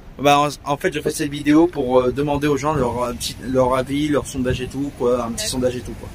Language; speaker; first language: French; native; French